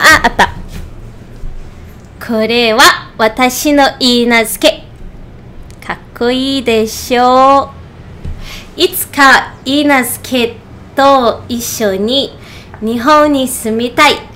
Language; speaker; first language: Japanese; non-native, learner; Portuguese